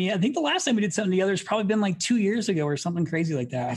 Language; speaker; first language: English; native; English